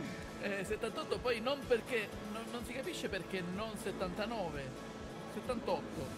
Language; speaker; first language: Italian; native; Italian